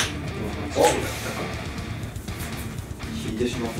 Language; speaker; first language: Japanese; native; Japanese